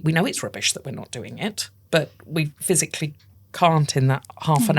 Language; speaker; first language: English; native; English